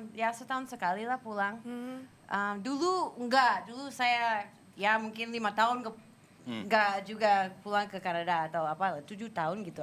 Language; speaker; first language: Indonesian; non-native, fluent; English